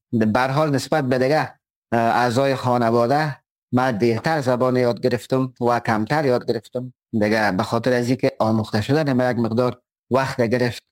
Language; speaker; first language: Persian; native; Persian